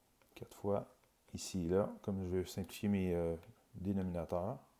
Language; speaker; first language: French; native; French